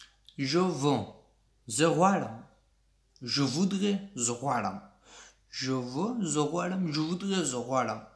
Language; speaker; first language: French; non-native, learner; Pashto